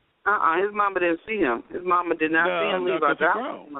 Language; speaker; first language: English; native; English